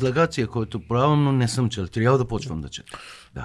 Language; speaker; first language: Bulgarian; non-native, fluent; Persian